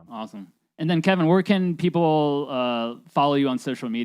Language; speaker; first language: English; native; English